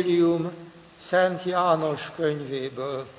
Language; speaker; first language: Hungarian; native; Hungarian